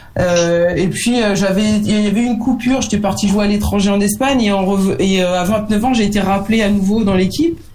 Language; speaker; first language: French; native; French